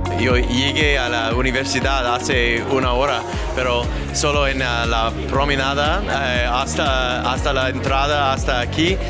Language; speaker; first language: Spanish; non-native, learner; English